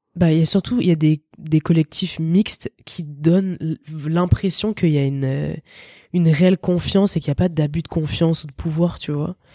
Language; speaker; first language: French; native; French